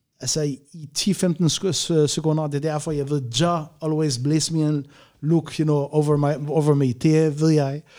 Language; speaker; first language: Danish; non-native, fluent; Arabic